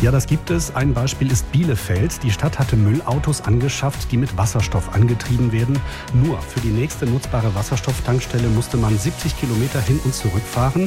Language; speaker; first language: German; native; German